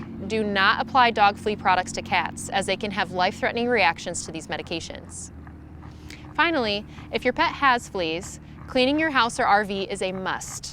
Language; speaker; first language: English; native; English